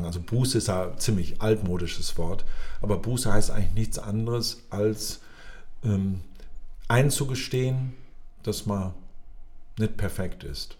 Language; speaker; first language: German; native; German